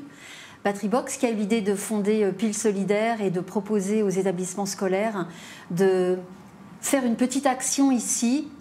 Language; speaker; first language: French; native; French